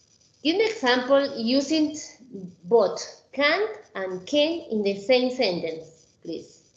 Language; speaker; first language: English; non-native, fluent; Spanish